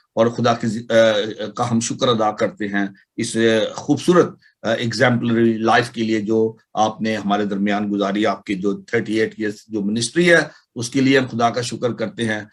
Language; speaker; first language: Urdu; native; Urdu